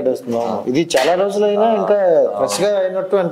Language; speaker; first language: Telugu; native; Telugu